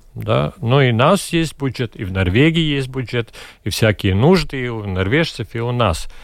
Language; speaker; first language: Russian; non-native, local second language; Latvian